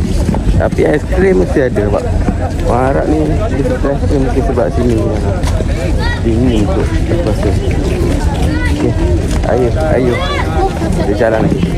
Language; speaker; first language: Malay; native; Malay